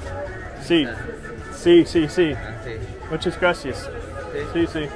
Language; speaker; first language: Spanish; non-native, learner; English